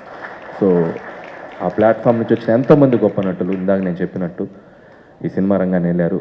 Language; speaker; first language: Telugu; native; Telugu